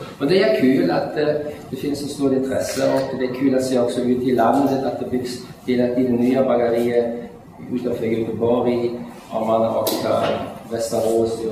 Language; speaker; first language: Swedish; non-native, fluent; German